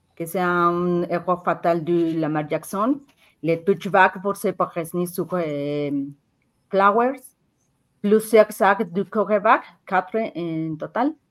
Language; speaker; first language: French; non-native, fluent; Spanish